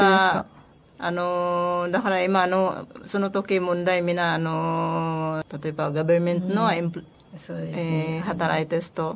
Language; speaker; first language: Japanese; non-native, learner; Filipino